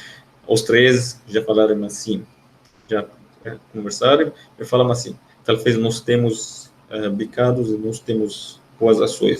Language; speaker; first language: Portuguese; non-native, fluent; Arabic